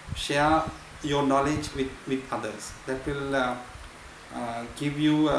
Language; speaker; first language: English; non-native, local second language; Sinhala